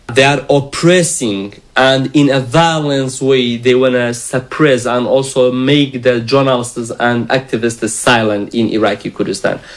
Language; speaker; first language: English; non-native, fluent; Kurdish